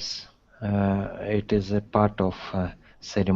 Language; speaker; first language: English; non-native, learner; Russian